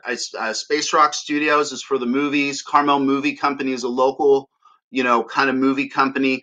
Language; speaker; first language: English; native; English